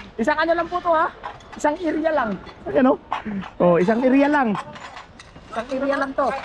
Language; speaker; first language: Filipino; native; Filipino